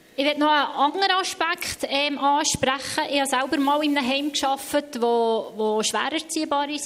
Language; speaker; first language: German; native; German